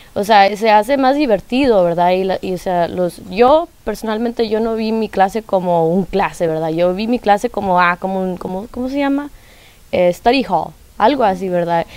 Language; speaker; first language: Spanish; early bilingual, heritage; Spanish